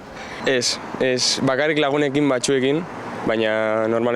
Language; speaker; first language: Basque; non-native, local second language; Spanish